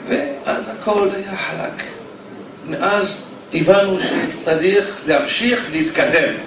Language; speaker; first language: Hebrew; non-native, fluent; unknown